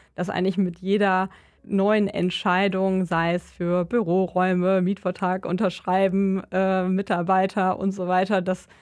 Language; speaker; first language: German; native; German